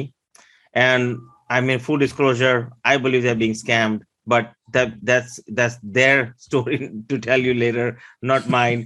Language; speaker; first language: English; early bilingual, other home language; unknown